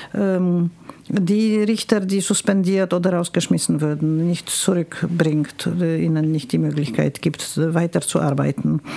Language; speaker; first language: German; non-native, fluent; Polish